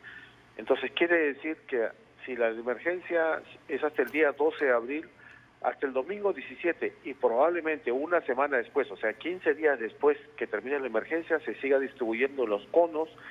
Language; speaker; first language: Spanish; native; Spanish